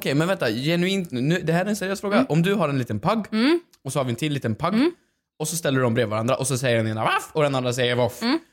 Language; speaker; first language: Swedish; native; Swedish